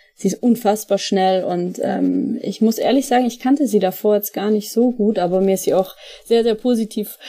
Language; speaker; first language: German; native; German